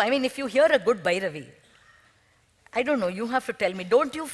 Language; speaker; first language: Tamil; native; Tamil